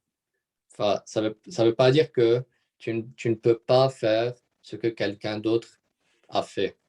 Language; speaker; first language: French; non-native, local second language; Arabic